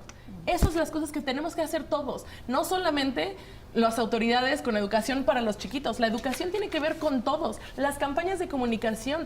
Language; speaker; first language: Spanish; native; Spanish